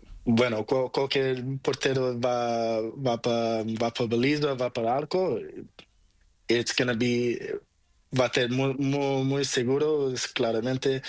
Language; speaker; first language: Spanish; non-native, learner; Portuguese